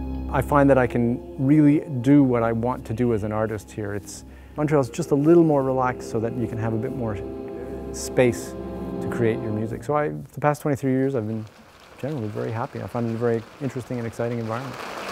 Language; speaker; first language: English; native; English